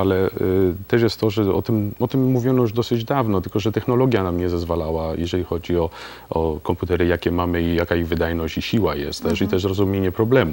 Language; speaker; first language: Polish; native; Polish